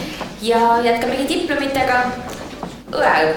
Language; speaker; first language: Estonian; native; Estonian